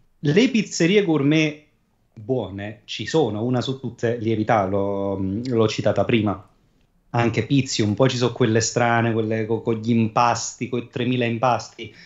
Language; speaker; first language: Italian; native; Italian